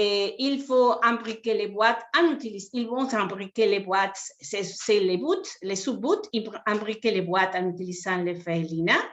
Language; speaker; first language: French; non-native, fluent; Spanish